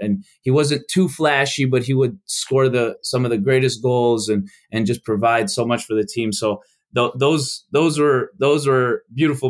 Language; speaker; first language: English; early bilingual, other home language; Albanian